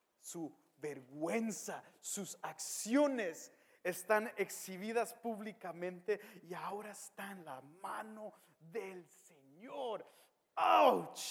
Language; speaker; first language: Spanish; early bilingual, heritage; Spanish